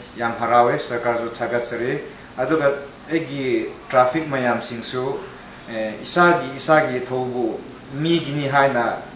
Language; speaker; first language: Manipuri; non-native, local second language; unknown